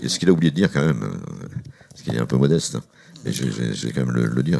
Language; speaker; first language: French; native; French